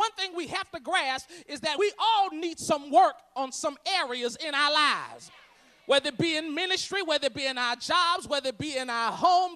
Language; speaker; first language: English; native; English